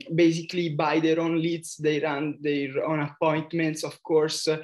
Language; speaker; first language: English; non-native, fluent; Italian